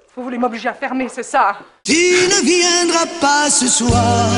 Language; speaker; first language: French; native; French